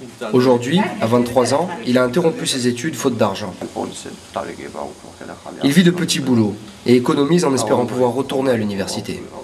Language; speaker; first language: French; native; French